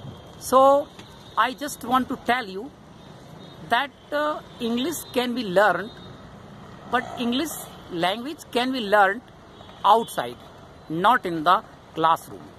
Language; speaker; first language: English; non-native, local second language; Hindi